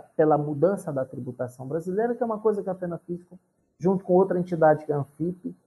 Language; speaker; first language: Portuguese; native; Portuguese